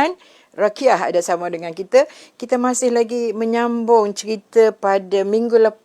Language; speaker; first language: Malay; native; Malay